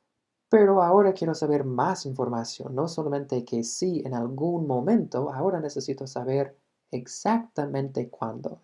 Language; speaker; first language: Spanish; non-native, fluent; English